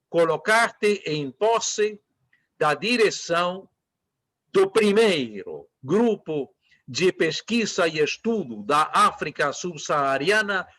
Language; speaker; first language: Portuguese; non-native, fluent; Spanish